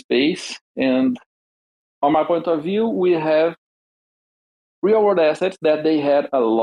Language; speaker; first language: English; non-native, fluent; Portuguese